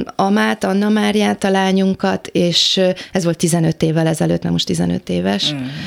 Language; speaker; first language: Hungarian; native; Hungarian